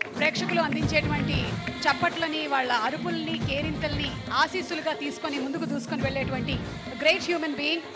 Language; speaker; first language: Telugu; native; Telugu